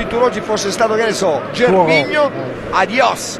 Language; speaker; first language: Italian; native; Italian